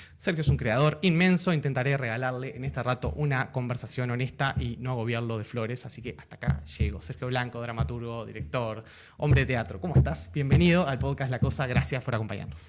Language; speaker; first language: Spanish; native; Spanish